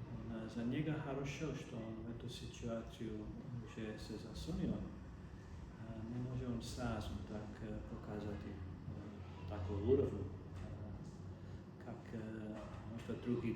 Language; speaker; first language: Russian; non-native, learner; Serbian